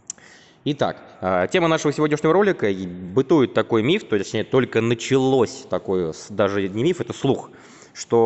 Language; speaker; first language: Russian; native; Russian